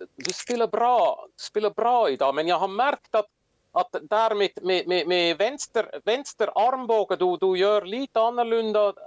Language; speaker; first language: Swedish; non-native, fluent; Swiss German